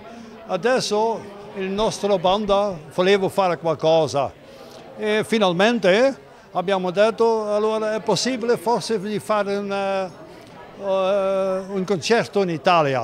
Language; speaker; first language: Italian; non-native, learner; Dutch